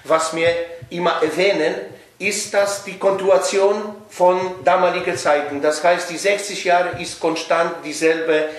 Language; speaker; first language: German; non-native, fluent; Polish